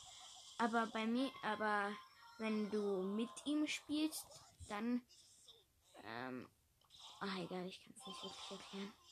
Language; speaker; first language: German; native; German